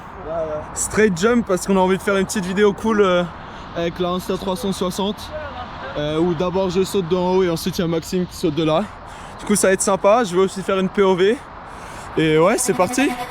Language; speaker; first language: French; native; French